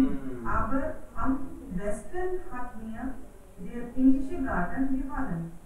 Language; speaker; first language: German; non-native, learner; Hindi